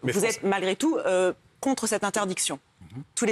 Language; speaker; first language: French; native; French